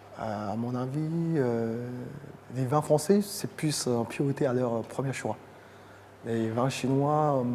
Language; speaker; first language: French; non-native, fluent; Chinese